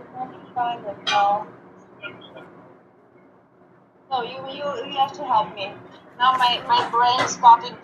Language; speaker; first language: English; non-native, fluent; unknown